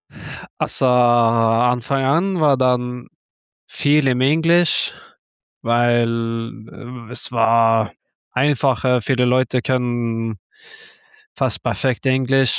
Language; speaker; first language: German; non-native, learner; Norwegian